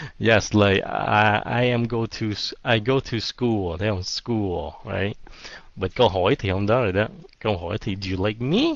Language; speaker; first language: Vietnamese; early bilingual, heritage; Vietnamese